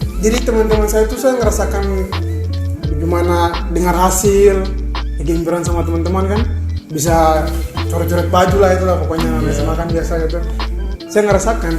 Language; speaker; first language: Indonesian; native; Indonesian